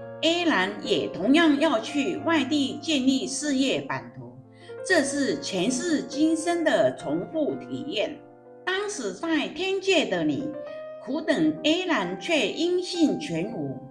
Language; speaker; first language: Chinese; native; Chinese